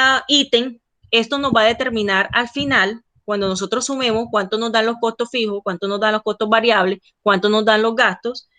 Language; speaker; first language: Spanish; native; Spanish